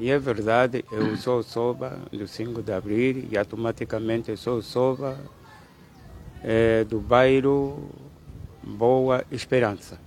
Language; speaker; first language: Portuguese; non-native, local second language; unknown